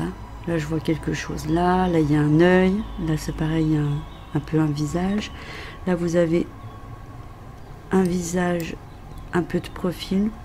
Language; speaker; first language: French; native; French